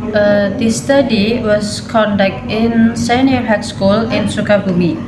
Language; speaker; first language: English; non-native, learner; Indonesian